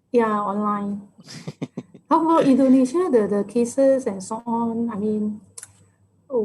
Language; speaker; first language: English; non-native, local second language; Malay